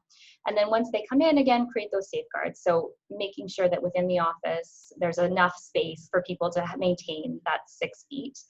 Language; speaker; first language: English; native; English